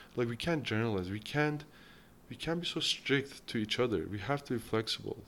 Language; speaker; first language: English; non-native, fluent; Turkish